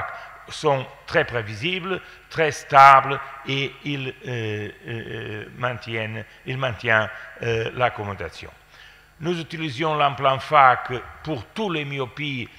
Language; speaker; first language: French; non-native, fluent; Portuguese